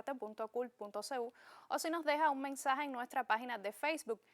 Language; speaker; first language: Spanish; native; Spanish